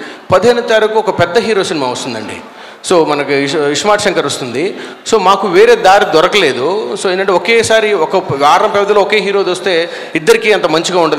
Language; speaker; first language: Telugu; native; Telugu